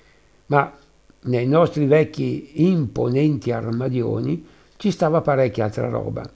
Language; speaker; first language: Italian; native; Italian